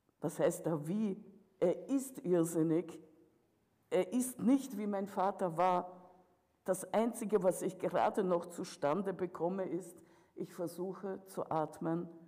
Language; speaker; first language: German; early bilingual, other home language; Russian